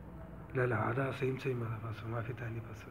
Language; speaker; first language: Arabic; non-native, learner; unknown